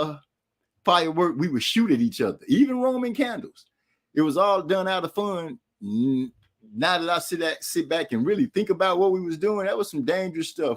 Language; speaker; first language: English; native; English